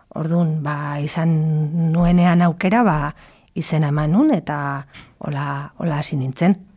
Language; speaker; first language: Basque; non-native, local second language; Spanish